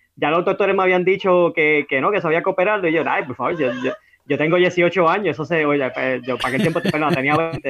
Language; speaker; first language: Spanish; native; Spanish